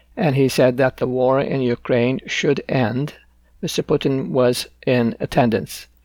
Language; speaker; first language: English; non-native, fluent; Turkish